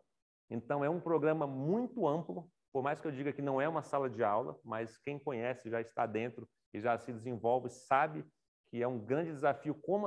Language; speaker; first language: Portuguese; native; Portuguese